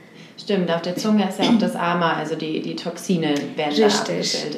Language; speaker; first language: German; native; German